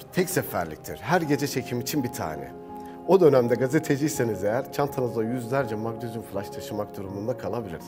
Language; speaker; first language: Turkish; native; Turkish